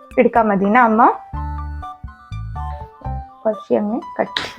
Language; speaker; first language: Malayalam; non-native, learner; Hindi